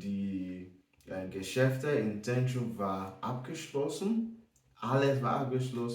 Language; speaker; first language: German; non-native, learner; English